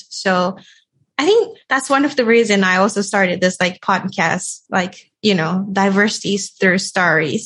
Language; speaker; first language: English; non-native, fluent; Japanese